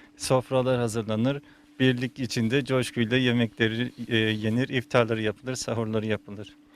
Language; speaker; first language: Turkish; native; Turkish